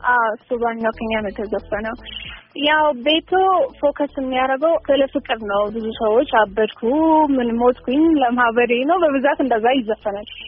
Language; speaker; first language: Amharic; non-native, local second language; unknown